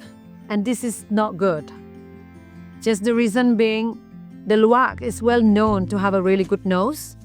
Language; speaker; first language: English; non-native, fluent; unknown